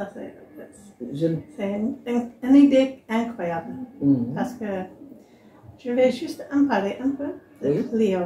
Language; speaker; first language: French; non-native, learner; English